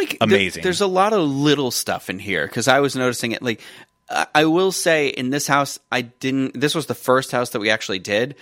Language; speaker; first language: English; native; English